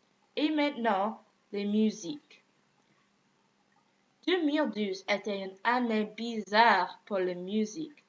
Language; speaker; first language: French; non-native, learner; English